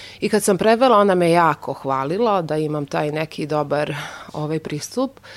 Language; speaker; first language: Serbian; non-native, local second language; Hungarian